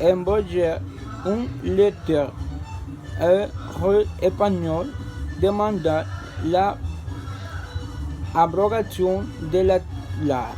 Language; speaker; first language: French; non-native, learner; Spanish